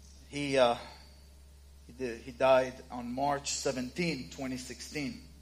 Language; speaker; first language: English; non-native, fluent; Hebrew